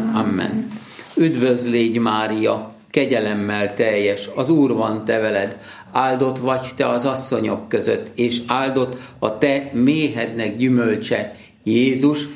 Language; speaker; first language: Hungarian; native; Hungarian